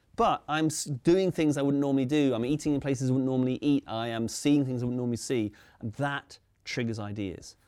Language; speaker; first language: English; native; English